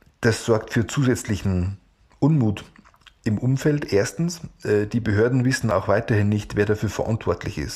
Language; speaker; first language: German; native; German